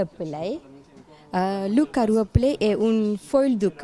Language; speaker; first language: French; non-native, learner; Tamil